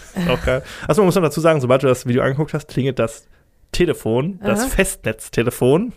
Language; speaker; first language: German; native; German